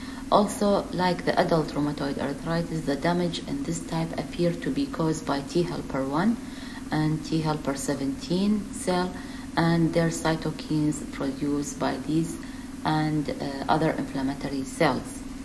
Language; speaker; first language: English; non-native, fluent; Arabic